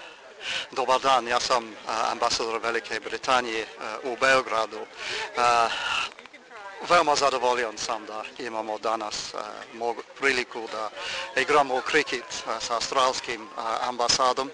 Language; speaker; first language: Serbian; non-native, learner; English